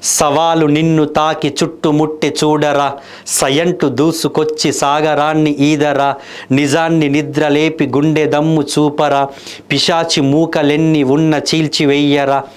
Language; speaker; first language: Telugu; native; Telugu